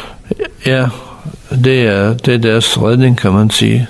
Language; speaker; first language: Danish; non-native, fluent; English